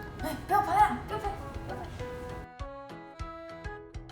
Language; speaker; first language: Chinese; native; Chinese